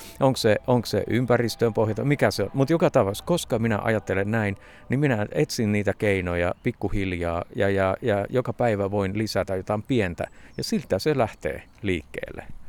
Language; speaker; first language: Finnish; native; Finnish